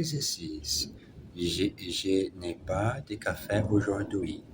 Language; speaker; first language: French; non-native, learner; Portuguese